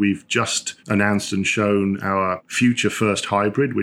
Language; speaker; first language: English; native; English